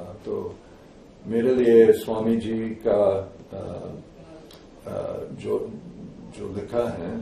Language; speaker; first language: Hindi; non-native, fluent; English